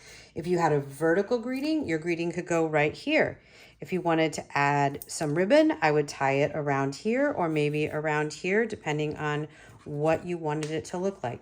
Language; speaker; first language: English; native; English